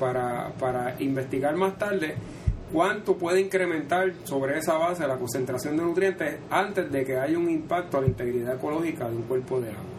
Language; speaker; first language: Spanish; native; Spanish